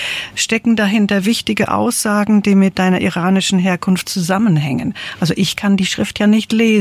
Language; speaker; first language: German; native; German